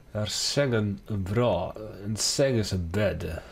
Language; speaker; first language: Swedish; non-native, learner; English